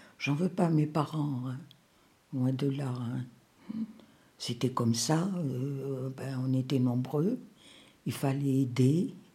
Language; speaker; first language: French; native; French